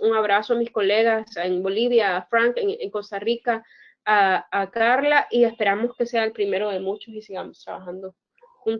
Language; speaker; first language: Spanish; native; Spanish